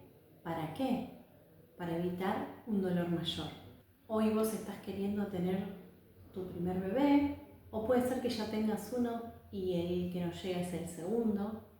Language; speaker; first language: Spanish; native; Spanish